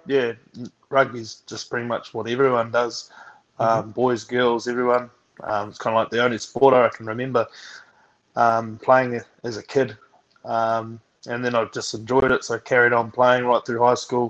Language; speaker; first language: English; native; English